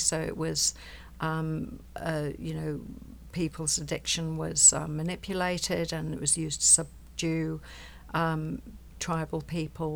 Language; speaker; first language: English; native; English